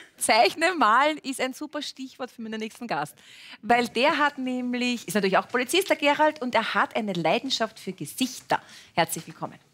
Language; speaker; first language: German; native; German